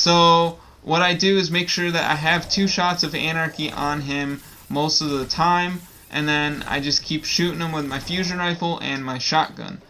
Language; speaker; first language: English; native; English